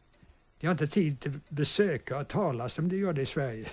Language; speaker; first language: Swedish; early bilingual, heritage; English